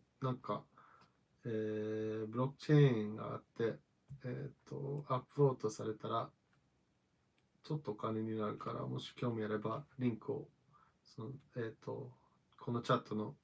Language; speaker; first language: Japanese; non-native, fluent; English